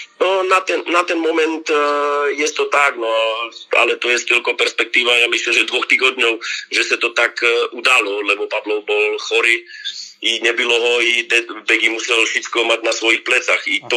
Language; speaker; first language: Polish; non-native, learner; Slovak